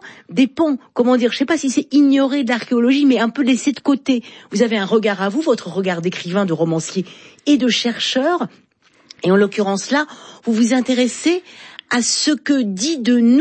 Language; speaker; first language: French; native; French